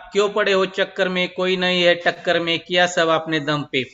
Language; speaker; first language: Hindi; non-native, local second language; Marathi